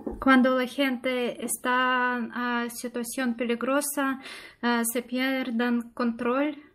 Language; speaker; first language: Spanish; non-native, learner; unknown